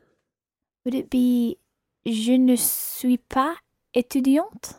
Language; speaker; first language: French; non-native, learner; English